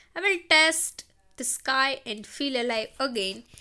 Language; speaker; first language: English; non-native, local second language; Gujarati